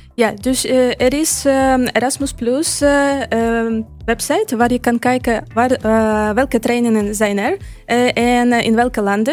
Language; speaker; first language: Dutch; non-native, fluent; Ukrainian